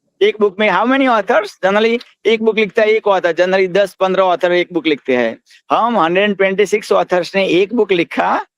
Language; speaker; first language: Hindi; non-native, local second language; Gujarati